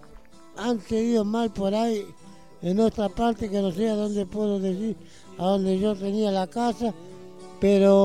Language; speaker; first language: Spanish; native; Spanish